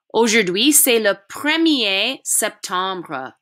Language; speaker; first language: English; native; English